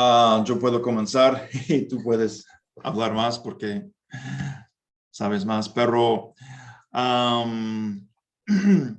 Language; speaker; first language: Spanish; non-native, fluent; English